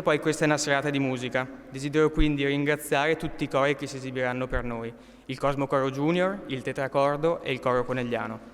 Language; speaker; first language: Italian; native; Italian